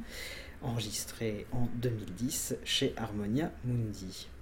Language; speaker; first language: French; native; French